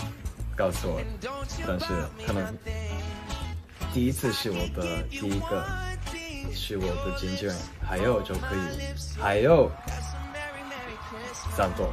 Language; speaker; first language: Chinese; non-native, learner; Japanese